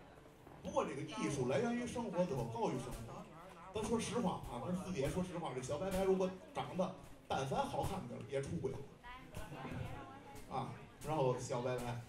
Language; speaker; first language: Chinese; native; Chinese